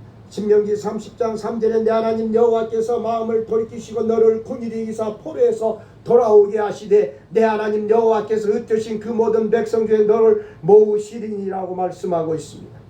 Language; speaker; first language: Korean; native; Korean